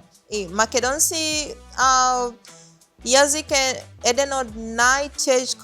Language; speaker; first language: Macedonian; non-native, learner; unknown